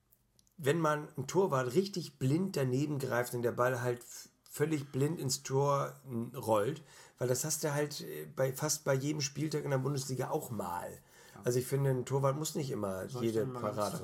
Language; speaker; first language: German; native; German